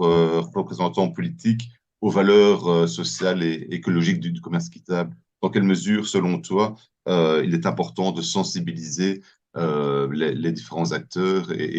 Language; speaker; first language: French; native; French